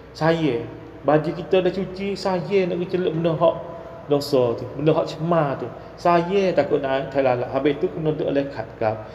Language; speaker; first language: Malay; native; Malay